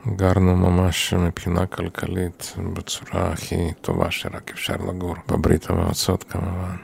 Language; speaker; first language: Hebrew; non-native, fluent; Yiddish